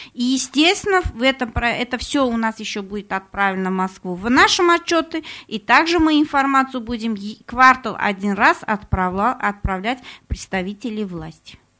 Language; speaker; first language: Russian; non-native, fluent; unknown